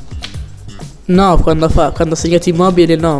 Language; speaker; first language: Italian; native; Italian